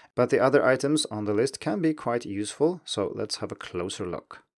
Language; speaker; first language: English; non-native, fluent; Swedish